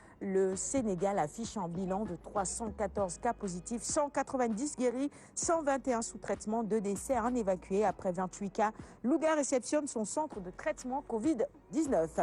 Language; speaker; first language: French; non-native, local second language; Wolof